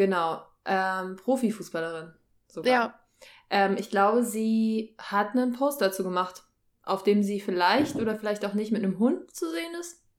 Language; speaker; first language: German; native; German